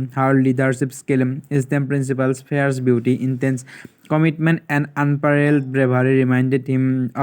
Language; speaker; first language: English; non-native, local second language; Assamese